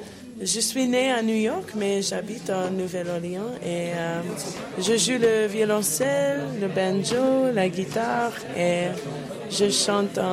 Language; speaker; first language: French; non-native, learner; English